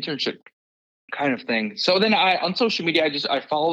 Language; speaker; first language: English; early bilingual, other home language; Spanish